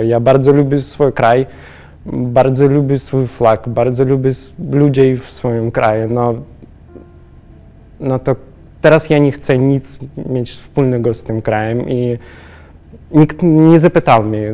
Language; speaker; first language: Polish; non-native, learner; Russian